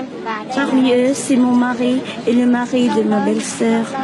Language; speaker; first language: French; non-native, local second language; Vietnamese